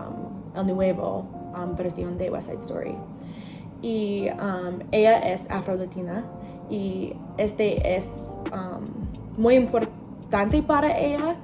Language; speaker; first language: Spanish; non-native, learner; English